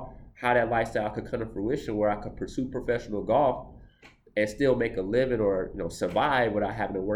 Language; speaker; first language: English; native; English